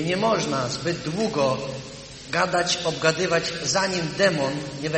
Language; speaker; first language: Polish; native; Polish